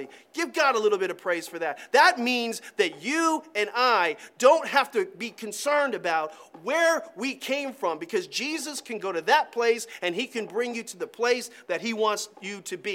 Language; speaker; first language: English; native; English